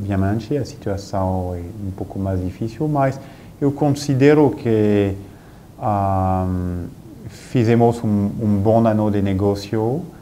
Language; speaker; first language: Portuguese; non-native, fluent; French